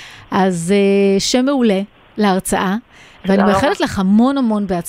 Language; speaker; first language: Hebrew; native; Hebrew